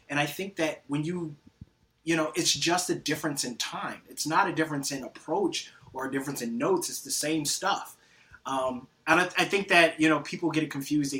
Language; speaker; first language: English; native; English